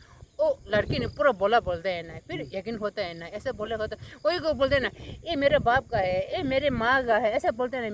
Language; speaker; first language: Hindi; non-native, local second language; Tibetan